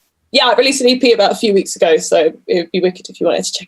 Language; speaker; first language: English; native; English